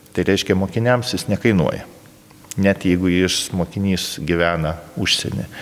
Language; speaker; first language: Lithuanian; native; Lithuanian